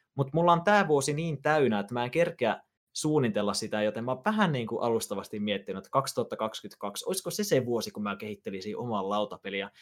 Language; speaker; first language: Finnish; native; Finnish